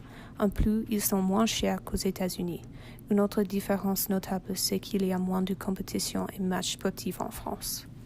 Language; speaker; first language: French; non-native, learner; English